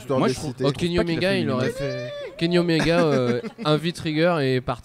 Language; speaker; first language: French; native; French